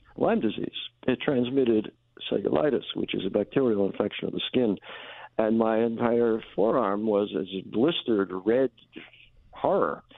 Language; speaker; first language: English; native; English